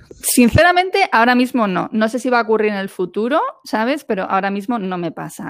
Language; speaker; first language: Spanish; native; Spanish